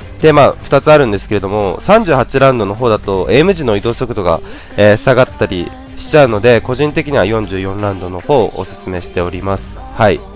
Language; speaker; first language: Japanese; native; Japanese